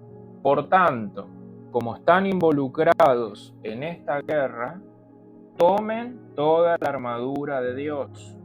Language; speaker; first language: Spanish; native; Spanish